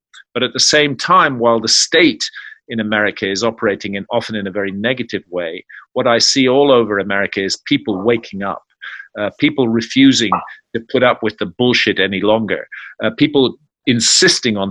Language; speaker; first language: English; native; English